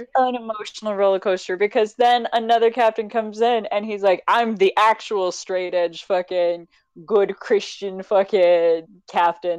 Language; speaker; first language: English; native; English